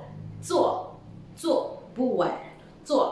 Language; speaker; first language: Chinese; non-native, local second language; Malay